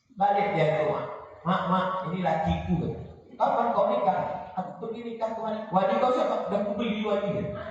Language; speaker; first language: Indonesian; native; Indonesian